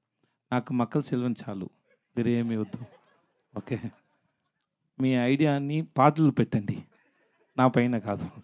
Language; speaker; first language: Telugu; non-native, learner; Tamil